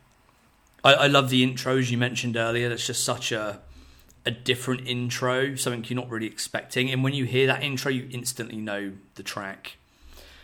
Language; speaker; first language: English; native; English